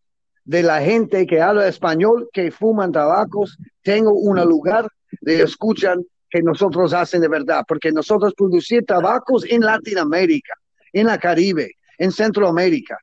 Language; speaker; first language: Spanish; non-native, learner; English